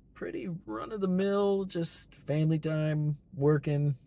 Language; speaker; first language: English; native; English